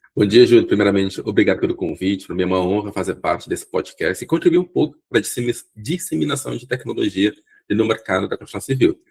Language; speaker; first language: Portuguese; non-native, local second language; Kabuverdianu